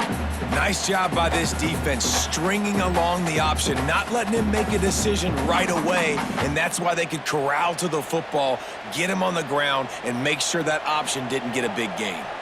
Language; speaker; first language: English; native; English